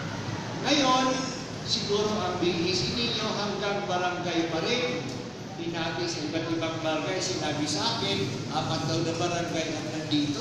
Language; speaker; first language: Filipino; native; Filipino